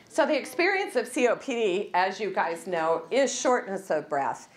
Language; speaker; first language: English; native; English